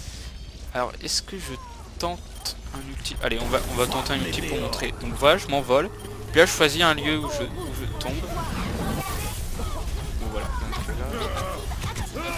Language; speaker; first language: French; native; French